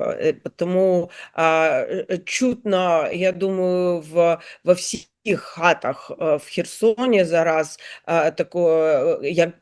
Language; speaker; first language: Ukrainian; non-native, learner; Russian